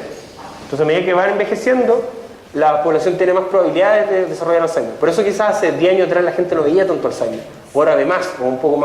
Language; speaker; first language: Spanish; native; Spanish